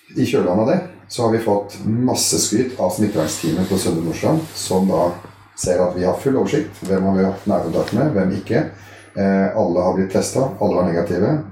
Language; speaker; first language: Norwegian; early bilingual, other home language; Arabic